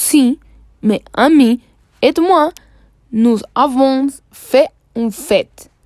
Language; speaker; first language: French; non-native, learner; Spanish